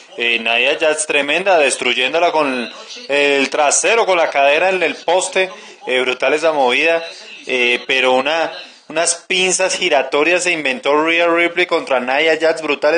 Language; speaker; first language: Spanish; native; Spanish